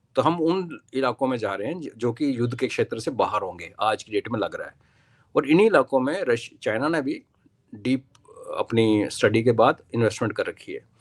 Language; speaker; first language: Hindi; non-native, local second language; Kashmiri